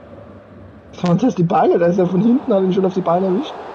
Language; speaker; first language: German; native; German